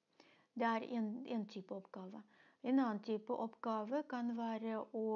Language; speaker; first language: Norwegian; non-native, fluent; Russian